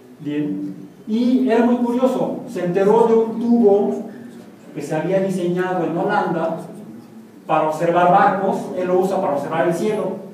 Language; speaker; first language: Spanish; native; Spanish